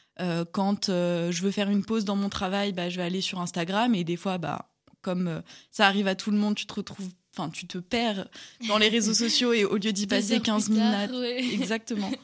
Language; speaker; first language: French; native; French